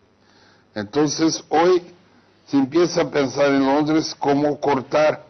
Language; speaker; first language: Spanish; non-native, fluent; Portuguese